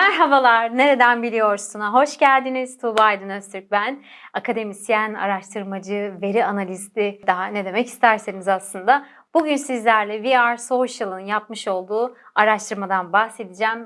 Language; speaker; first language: Turkish; native; Turkish